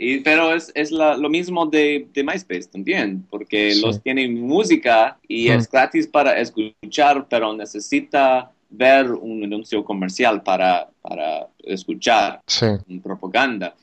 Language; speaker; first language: Spanish; non-native, learner; English